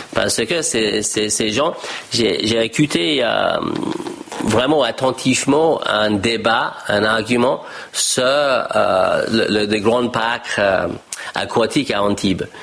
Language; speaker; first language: French; non-native, fluent; English